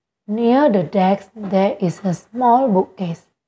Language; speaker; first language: English; non-native, fluent; Indonesian